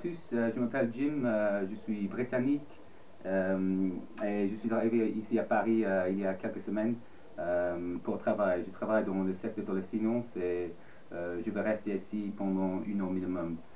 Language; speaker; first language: French; non-native, fluent; English